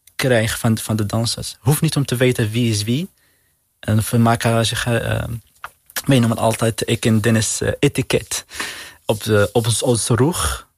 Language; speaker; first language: Dutch; non-native, learner; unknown